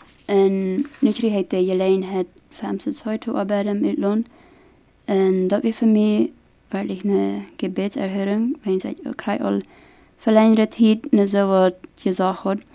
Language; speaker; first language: German; non-native, local second language; Plautdietsch